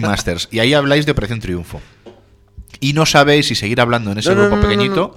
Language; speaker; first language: Spanish; native; Spanish